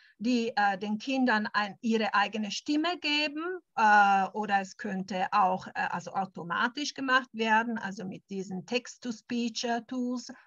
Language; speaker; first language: German; non-native, fluent; Italian